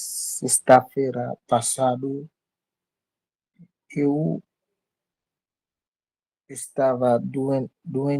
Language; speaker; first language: Portuguese; non-native, learner; Haitian Creole